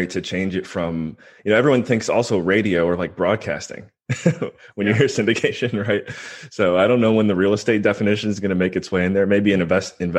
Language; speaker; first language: English; native; English